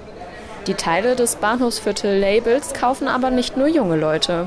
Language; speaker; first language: German; native; German